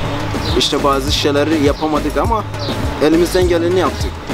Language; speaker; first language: Turkish; non-native, fluent; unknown